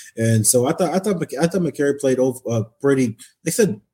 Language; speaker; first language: English; native; English